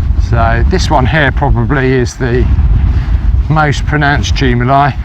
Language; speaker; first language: English; native; English